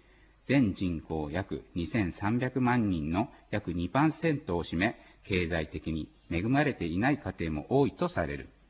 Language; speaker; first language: Japanese; native; Japanese